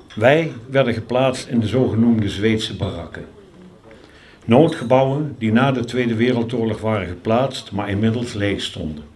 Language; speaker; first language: Dutch; native; Dutch